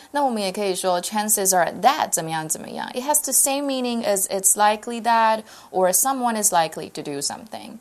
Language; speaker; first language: English; non-native, fluent; Chinese